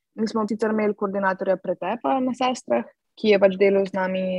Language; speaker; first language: Slovenian; native; Slovenian